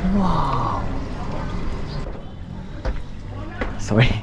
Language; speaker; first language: English; non-native, learner; Japanese